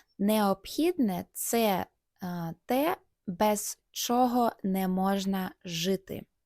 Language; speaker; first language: Ukrainian; native; Ukrainian